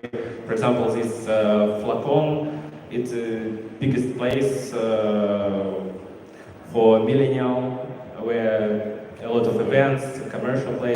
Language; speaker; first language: English; non-native, learner; Russian